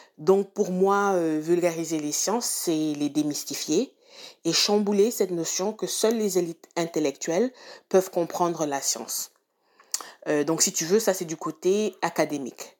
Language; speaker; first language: French; non-native, local second language; English